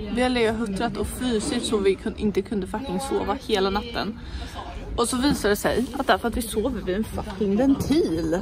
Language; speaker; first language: Swedish; native; Swedish